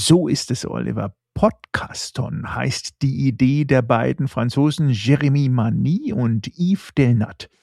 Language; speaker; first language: German; native; German